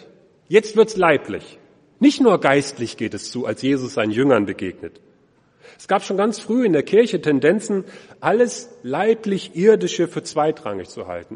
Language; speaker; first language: German; native; German